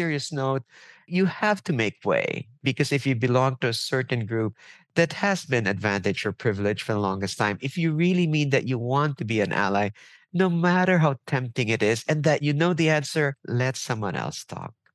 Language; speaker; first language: English; non-native, local second language; Filipino